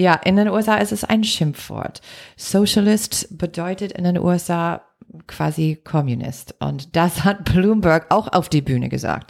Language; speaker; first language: German; non-native, fluent; English